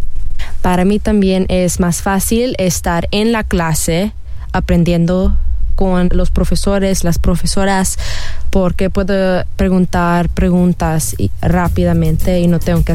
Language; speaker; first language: Spanish; early bilingual, heritage; Spanish